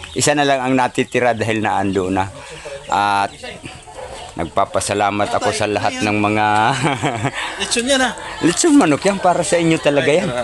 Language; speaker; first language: Filipino; non-native, local second language; Cebuano